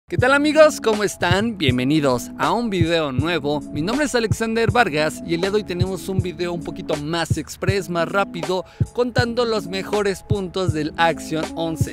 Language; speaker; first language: Spanish; native; Spanish